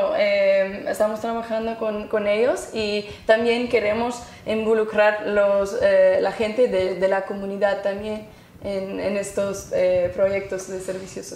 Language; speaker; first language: Spanish; non-native, fluent; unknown